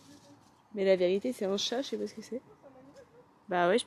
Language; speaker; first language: French; native; French